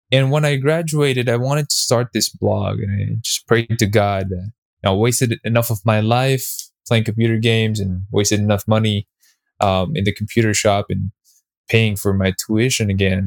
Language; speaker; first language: English; non-native, local second language; Filipino